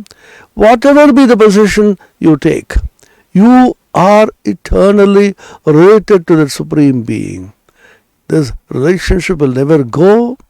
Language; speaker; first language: English; non-native, local second language; Bangla